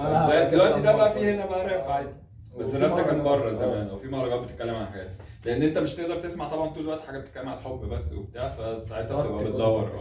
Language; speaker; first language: Arabic; native; Arabic